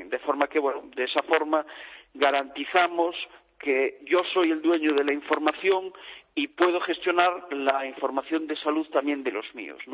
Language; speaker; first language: Spanish; native; Spanish